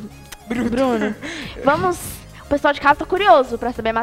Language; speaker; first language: Portuguese; native; Portuguese